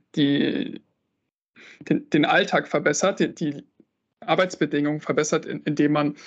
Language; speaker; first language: German; native; German